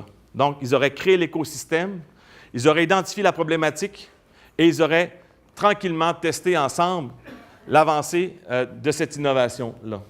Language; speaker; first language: French; native; French